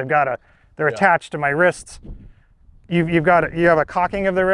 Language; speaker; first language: English; native; English